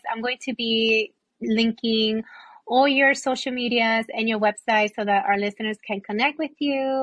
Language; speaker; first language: English; non-native, fluent; Spanish